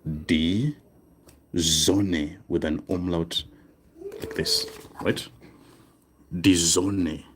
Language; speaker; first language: German; non-native, fluent; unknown